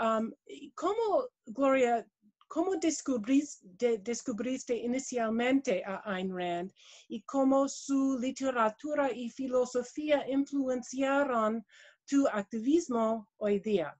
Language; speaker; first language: Spanish; non-native, learner; English